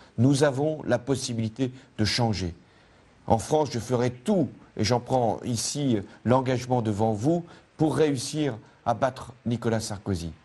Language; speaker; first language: French; native; French